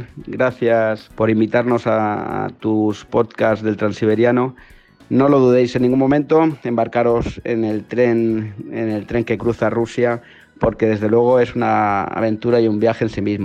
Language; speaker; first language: Spanish; native; Spanish